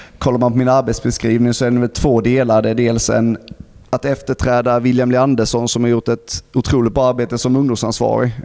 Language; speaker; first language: Swedish; native; Swedish